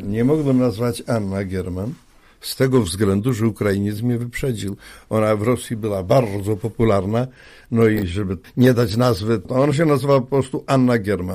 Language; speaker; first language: Polish; native; Polish